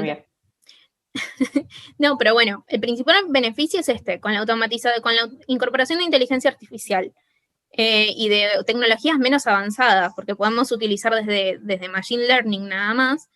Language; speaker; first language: Spanish; native; Spanish